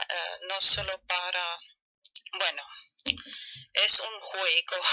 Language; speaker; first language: Spanish; non-native, fluent; German